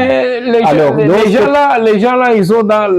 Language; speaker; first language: French; non-native, learner; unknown